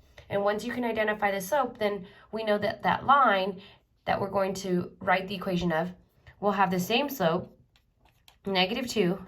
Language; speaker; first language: English; native; English